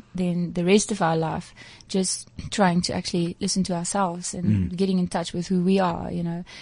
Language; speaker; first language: English; non-native, local second language; Afrikaans